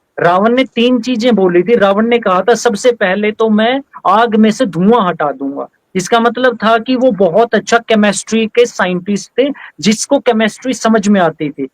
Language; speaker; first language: Hindi; native; Hindi